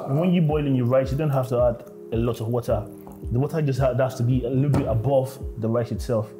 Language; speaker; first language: English; non-native, local second language; Yoruba